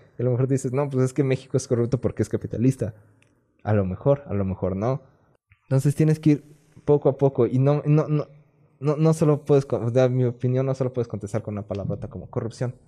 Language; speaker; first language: Spanish; native; Spanish